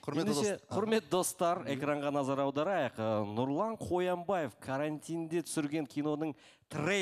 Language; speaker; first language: Kazakh; native; Kazakh